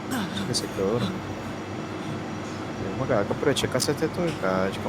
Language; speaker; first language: Spanish; native; Spanish